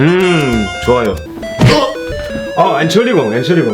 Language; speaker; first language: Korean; non-native, fluent; German